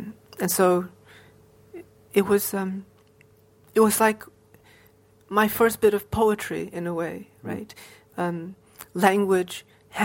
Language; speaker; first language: English; native; English